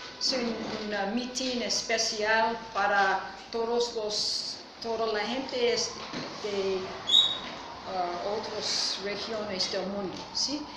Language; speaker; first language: Spanish; non-native, learner; English